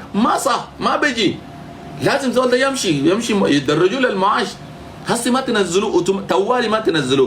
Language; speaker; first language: Arabic; native; Arabic